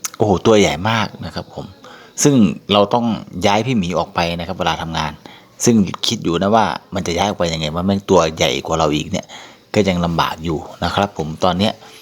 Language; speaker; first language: Thai; native; Thai